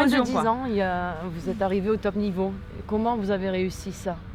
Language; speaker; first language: French; native; French